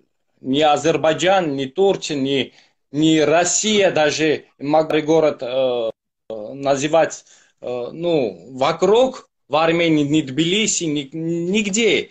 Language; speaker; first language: Russian; non-native, fluent; Armenian